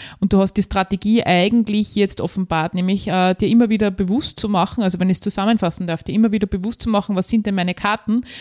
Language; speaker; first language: German; native; German